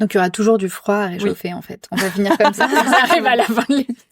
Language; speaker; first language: French; native; French